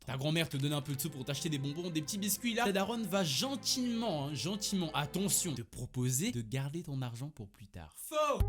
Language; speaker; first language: French; early bilingual, other home language; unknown